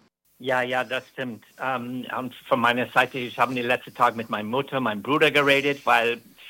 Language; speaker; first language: German; non-native, fluent; English